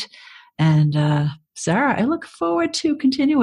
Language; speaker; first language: English; native; English